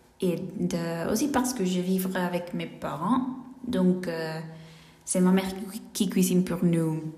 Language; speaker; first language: French; non-native, learner; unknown